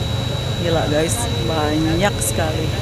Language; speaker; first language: Indonesian; native; Indonesian